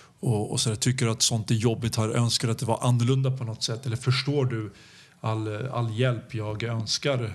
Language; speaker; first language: Swedish; early bilingual, other home language; Serbian